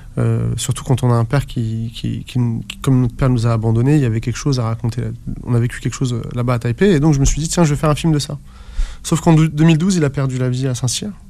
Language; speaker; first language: French; early bilingual, other home language; Arabic